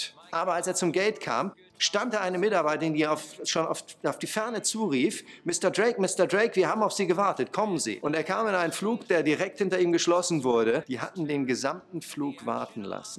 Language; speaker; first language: German; native; German